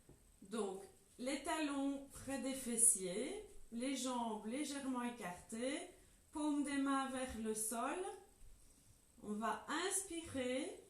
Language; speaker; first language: French; native; French